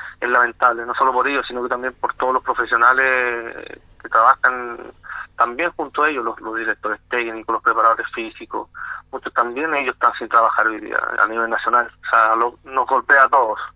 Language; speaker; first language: Spanish; native; Spanish